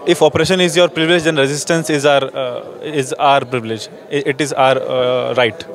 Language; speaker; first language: Hindi; native; Hindi